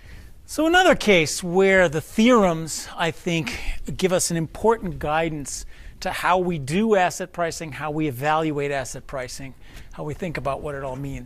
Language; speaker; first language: English; native; English